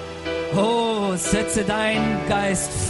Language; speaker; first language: German; non-native, fluent; Russian